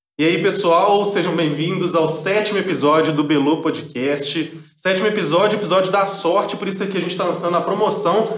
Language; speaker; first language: Portuguese; native; Portuguese